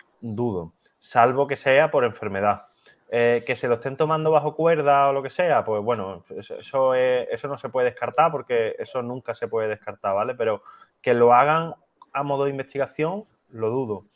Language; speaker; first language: Spanish; native; Spanish